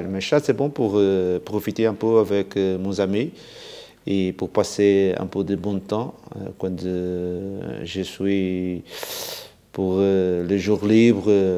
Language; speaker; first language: French; non-native, fluent; Portuguese